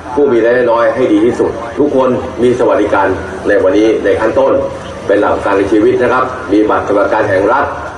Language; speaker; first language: Thai; native; Thai